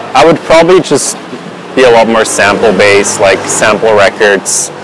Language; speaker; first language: English; non-native, fluent; Swiss German